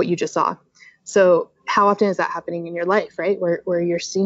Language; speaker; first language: English; native; English